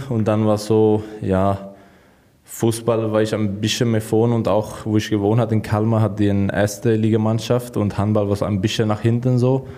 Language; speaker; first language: German; non-native, learner; Swedish